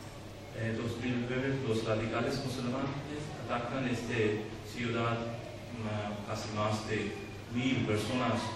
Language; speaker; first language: Spanish; non-native, learner; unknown